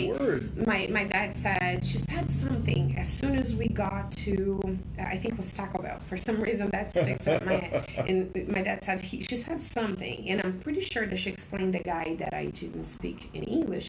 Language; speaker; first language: English; non-native, fluent; Portuguese